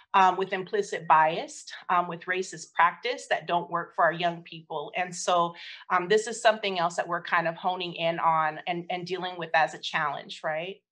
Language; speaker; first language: English; native; English